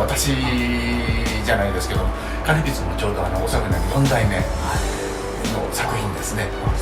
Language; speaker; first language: Japanese; native; Japanese